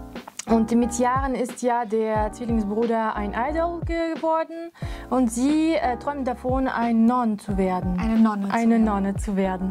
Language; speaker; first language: German; non-native, fluent; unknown